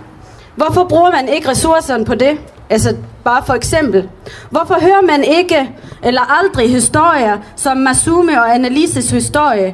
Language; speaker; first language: Danish; early bilingual, other home language; Arabic